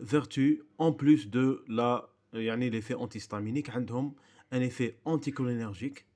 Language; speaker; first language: French; non-native, local second language; Arabic